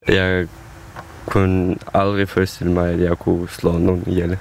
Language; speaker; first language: Danish; non-native, fluent; Ukrainian